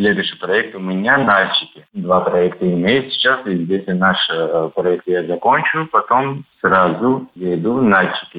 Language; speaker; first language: Russian; non-native, learner; Turkish